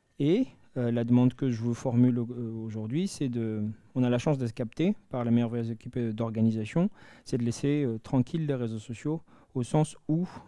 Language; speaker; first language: French; non-native, local second language; Malagasy